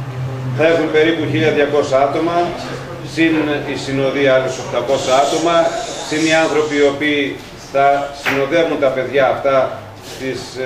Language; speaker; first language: Greek; native; Greek